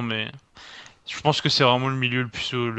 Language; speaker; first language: French; native; French